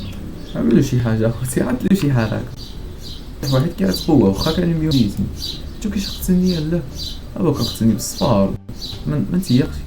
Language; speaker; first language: Arabic; native; Arabic